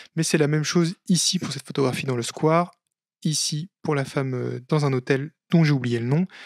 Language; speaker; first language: French; native; French